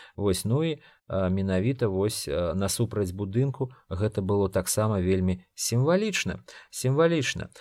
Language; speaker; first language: Belarusian; non-native, local second language; Russian